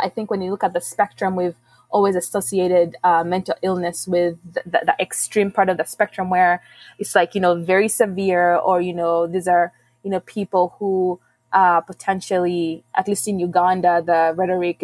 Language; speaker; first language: English; non-native, local second language; Ganda